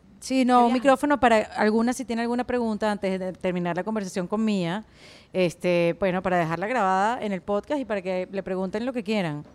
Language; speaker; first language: Spanish; native; Spanish